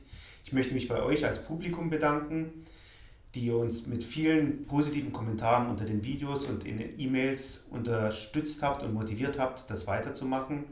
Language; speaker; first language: German; native; German